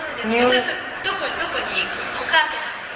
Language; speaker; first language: Japanese; native; Japanese